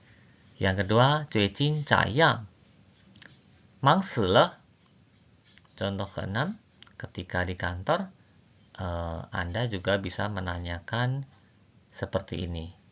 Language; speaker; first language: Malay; non-native, fluent; Chinese